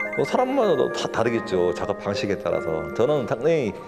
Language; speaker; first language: Korean; native; Korean